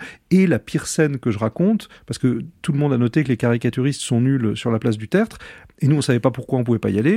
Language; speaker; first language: French; native; French